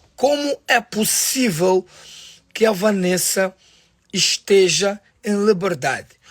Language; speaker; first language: Portuguese; non-native, local second language; Kabuverdianu